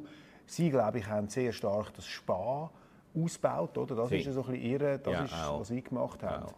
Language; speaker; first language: German; native; German